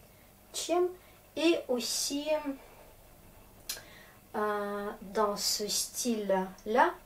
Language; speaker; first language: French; non-native, fluent; Russian